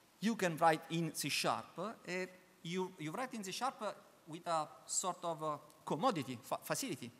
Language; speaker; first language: English; non-native, learner; Italian